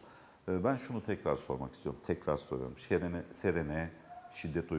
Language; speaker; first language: Turkish; native; Turkish